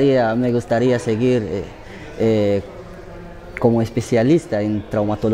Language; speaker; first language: Spanish; non-native, fluent; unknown